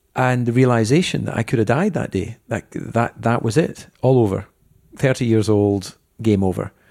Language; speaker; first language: English; native; English